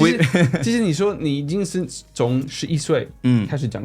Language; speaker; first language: Chinese; non-native, fluent; Swedish